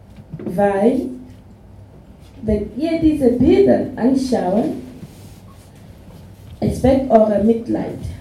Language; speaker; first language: German; non-native, fluent; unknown